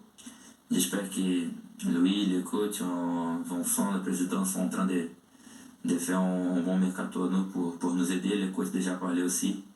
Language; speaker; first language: French; non-native, learner; Portuguese